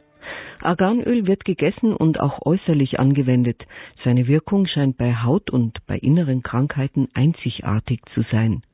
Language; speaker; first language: German; native; German